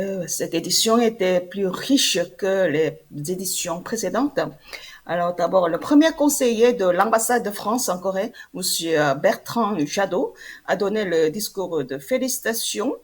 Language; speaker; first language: French; non-native, fluent; Korean